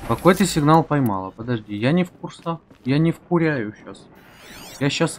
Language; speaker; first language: Russian; native; Russian